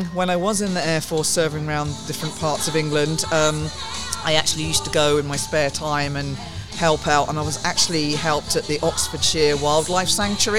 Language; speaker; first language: English; native; English